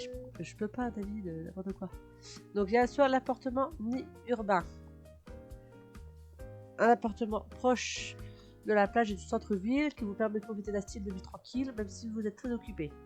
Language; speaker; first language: French; native; French